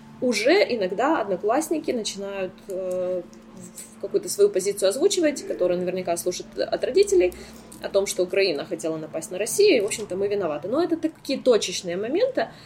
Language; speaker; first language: Russian; native; Russian